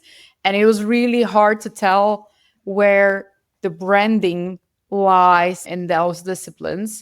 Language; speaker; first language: English; non-native, fluent; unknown